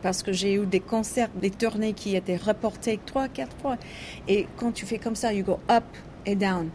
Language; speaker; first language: French; non-native, learner; English